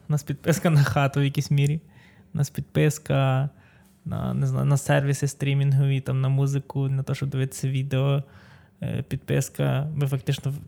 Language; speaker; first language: Ukrainian; native; Ukrainian